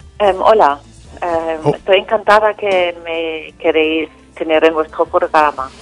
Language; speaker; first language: Spanish; non-native, fluent; German